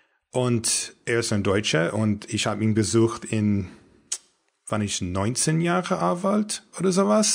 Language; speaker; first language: German; non-native, learner; English